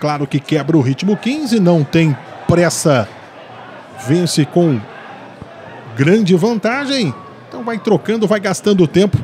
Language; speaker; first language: Portuguese; native; Portuguese